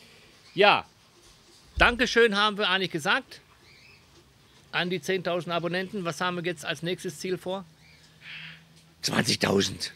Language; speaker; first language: German; native; German